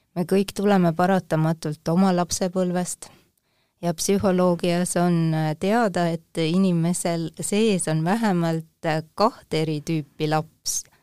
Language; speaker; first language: Estonian; native; Estonian